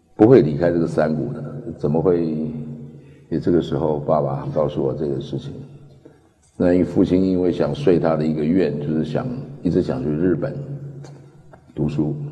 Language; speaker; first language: Chinese; early bilingual, other home language; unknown